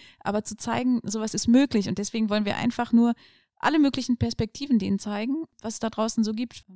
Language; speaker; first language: German; native; German